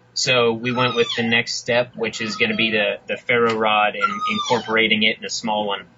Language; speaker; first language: English; native; English